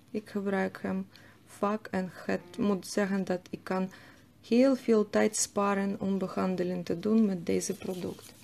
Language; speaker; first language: Dutch; non-native, learner; Russian